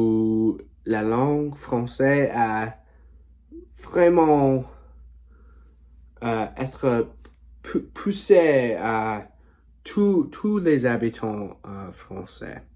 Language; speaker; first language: French; non-native, learner; English